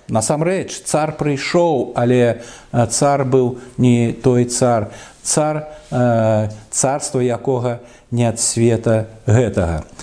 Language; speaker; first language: Belarusian; non-native, local second language; Russian